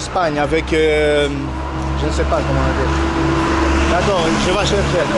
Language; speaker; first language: French; non-native, learner; Spanish